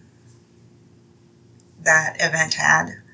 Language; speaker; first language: English; non-native, local second language; Filipino